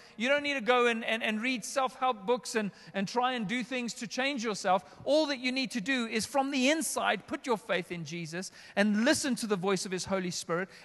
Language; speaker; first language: English; native; English